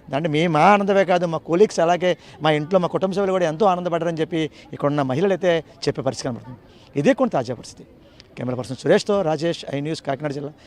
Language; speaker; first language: Telugu; native; Telugu